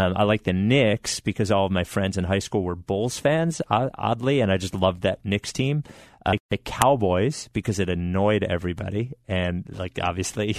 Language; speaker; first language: English; native; English